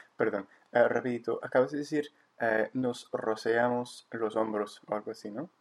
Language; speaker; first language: Spanish; non-native, fluent; English